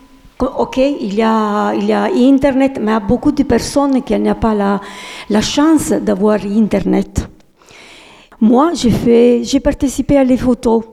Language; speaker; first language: French; non-native, fluent; Italian